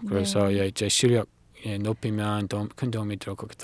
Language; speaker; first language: Korean; non-native, learner; English